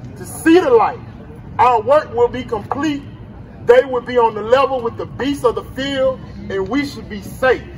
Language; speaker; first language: English; native; English